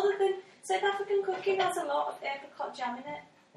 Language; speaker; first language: English; native; English